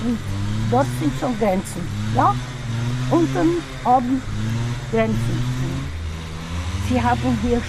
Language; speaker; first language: German; non-native, learner; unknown